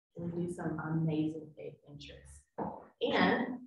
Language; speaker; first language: English; native; English